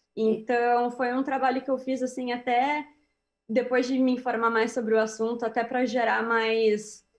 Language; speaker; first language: Portuguese; native; Portuguese